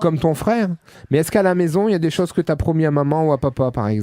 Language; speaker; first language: French; native; French